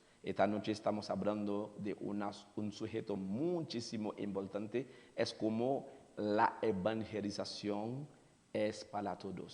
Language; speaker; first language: Spanish; non-native, learner; Haitian Creole